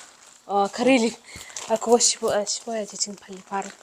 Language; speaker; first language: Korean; non-native, learner; Malayalam